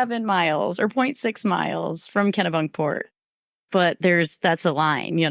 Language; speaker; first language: English; native; English